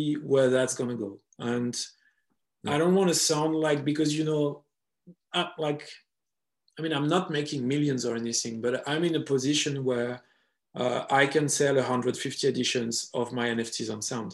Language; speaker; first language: English; non-native, fluent; French